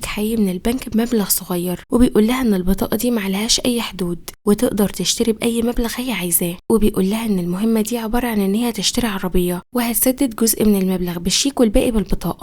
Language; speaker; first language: Arabic; native; Arabic